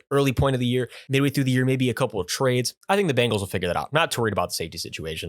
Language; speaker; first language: English; native; English